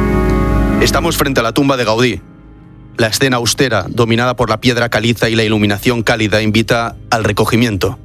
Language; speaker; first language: Spanish; native; Spanish